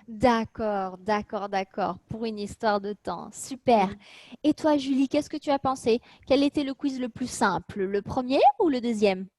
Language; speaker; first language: French; native; French